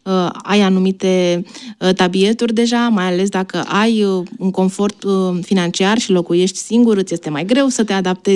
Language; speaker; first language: Romanian; native; Romanian